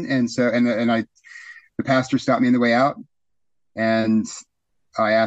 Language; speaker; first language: English; native; English